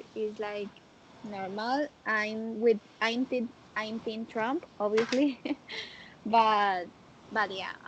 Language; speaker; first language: English; non-native, learner; Spanish